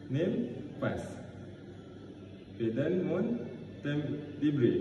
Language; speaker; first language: French; non-native, learner; Malay